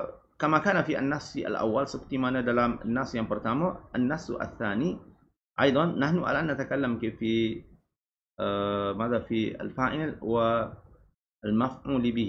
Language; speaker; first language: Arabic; non-native, fluent; Malay